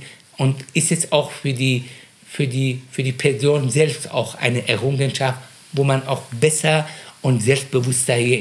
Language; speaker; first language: German; non-native, fluent; Persian